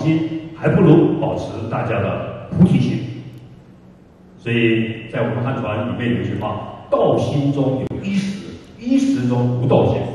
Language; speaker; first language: Chinese; native; Chinese